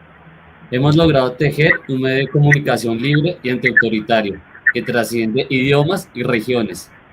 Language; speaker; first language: Spanish; native; Spanish